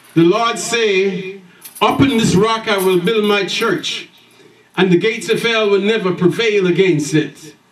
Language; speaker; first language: English; native; English